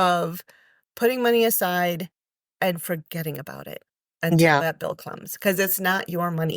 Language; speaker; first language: English; native; English